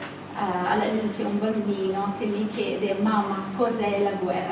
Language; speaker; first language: Italian; non-native, fluent; Kurdish